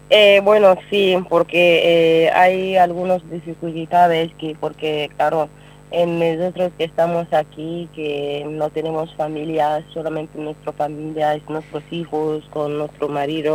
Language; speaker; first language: Spanish; non-native, learner; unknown